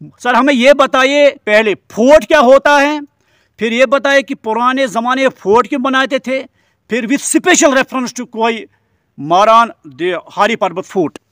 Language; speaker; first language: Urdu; non-native, local second language; Kashmiri